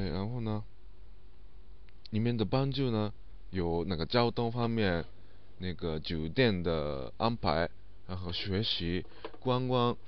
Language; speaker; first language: Chinese; non-native, learner; Japanese